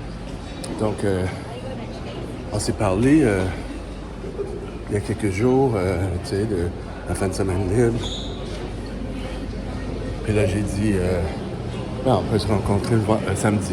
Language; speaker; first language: French; native; French